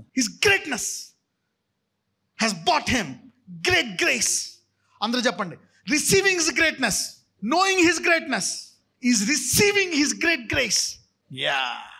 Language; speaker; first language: English; non-native, local second language; Telugu